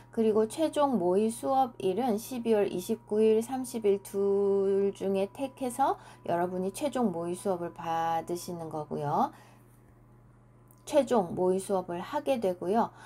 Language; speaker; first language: Korean; native; Korean